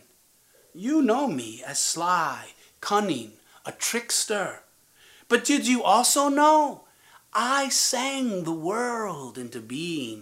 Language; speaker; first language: English; native; English